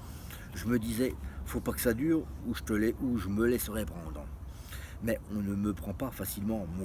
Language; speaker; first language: French; native; French